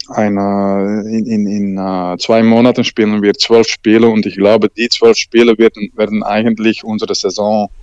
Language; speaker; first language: German; non-native, learner; Dutch